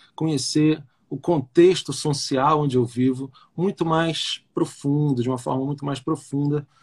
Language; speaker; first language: Portuguese; native; Portuguese